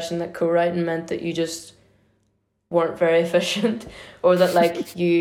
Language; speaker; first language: English; native; English